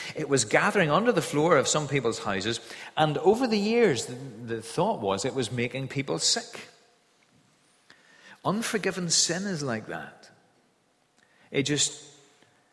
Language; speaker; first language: English; native; English